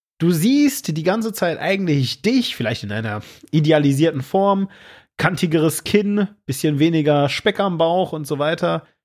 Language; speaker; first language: German; native; German